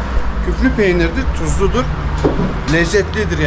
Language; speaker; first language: Turkish; native; Turkish